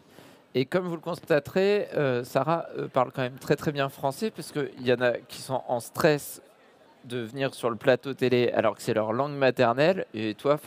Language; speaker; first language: French; native; French